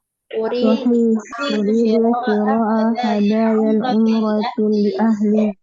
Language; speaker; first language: Arabic; non-native, learner; Indonesian